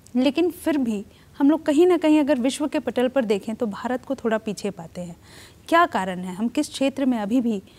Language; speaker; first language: Hindi; native; Hindi